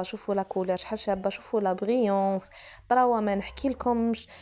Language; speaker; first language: Arabic; native; Arabic